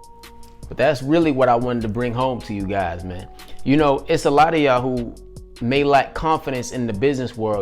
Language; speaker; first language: English; native; English